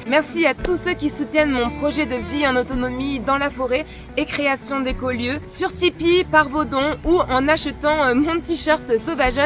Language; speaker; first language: French; native; French